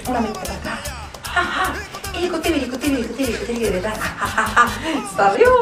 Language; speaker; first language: Spanish; native; Spanish